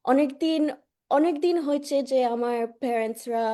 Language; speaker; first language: Bangla; early bilingual, heritage; Bangla